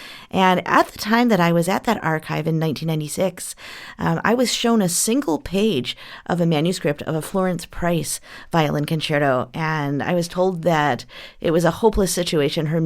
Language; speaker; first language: English; native; English